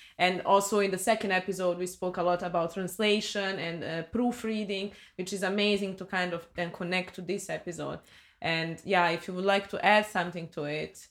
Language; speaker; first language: English; non-native, fluent; Serbian